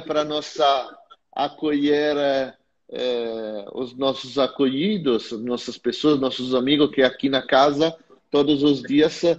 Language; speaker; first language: Portuguese; non-native, fluent; Italian